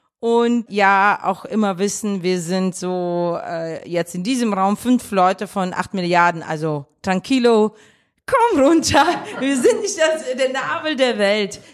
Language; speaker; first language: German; early bilingual, other home language; Russian